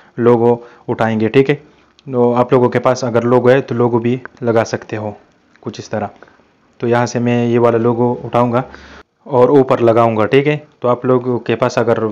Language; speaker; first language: Urdu; non-native, local second language; Pashto